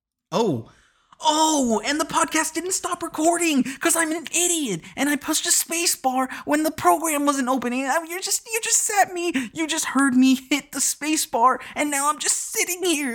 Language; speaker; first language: English; early bilingual, other home language; Spanish